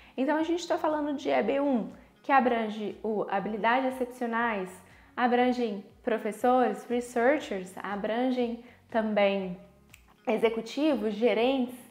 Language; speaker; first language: Portuguese; native; Portuguese